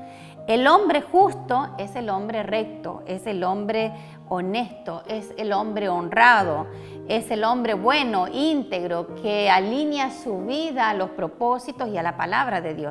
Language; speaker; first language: Spanish; native; Spanish